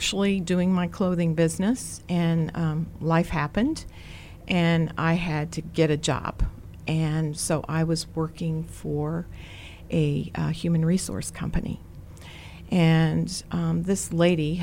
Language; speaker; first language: English; native; English